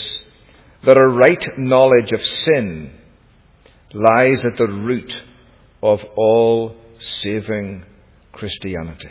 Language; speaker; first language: English; native; English